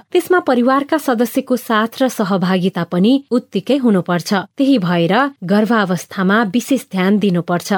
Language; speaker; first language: Nepali; native; Nepali